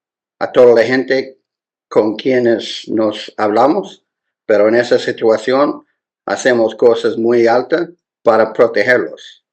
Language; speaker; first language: Spanish; non-native, learner; English